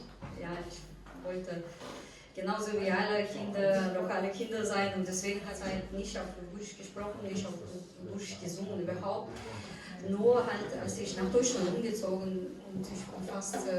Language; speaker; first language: German; non-native, fluent; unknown